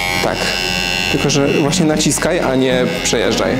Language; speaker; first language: Polish; native; Polish